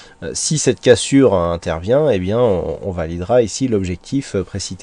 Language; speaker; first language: French; native; French